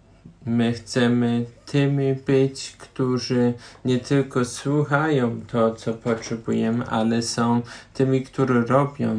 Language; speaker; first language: Polish; non-native, learner; German